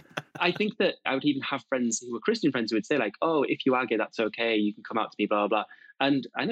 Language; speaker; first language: English; native; English